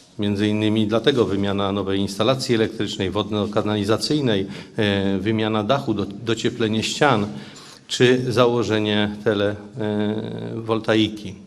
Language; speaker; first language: Polish; native; Polish